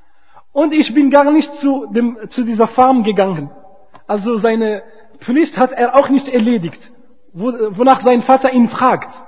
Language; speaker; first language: German; non-native, fluent; Arabic